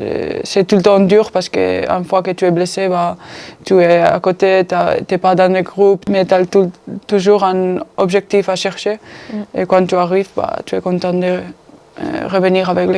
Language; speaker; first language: French; non-native, fluent; Spanish